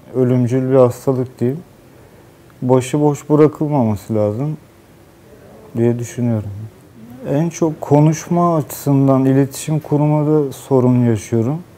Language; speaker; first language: Turkish; native; Turkish